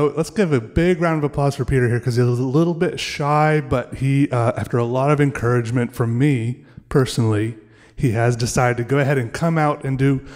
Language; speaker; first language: English; native; English